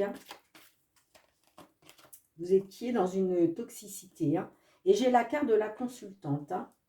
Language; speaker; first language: French; native; French